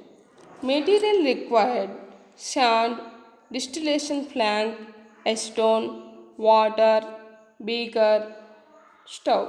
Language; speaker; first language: English; non-native, local second language; Telugu